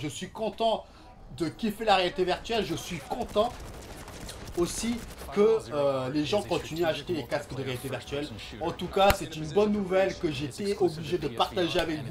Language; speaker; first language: French; native; French